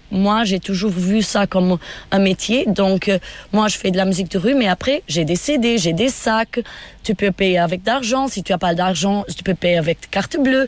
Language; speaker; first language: French; non-native, fluent; Portuguese